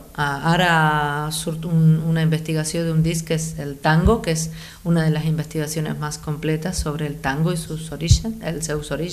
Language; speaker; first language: Catalan; non-native, fluent; Spanish